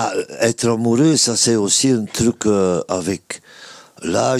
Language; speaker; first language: French; non-native, local second language; Dutch